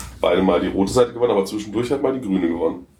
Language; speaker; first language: German; native; German